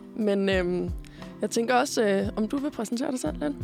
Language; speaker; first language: Danish; native; Danish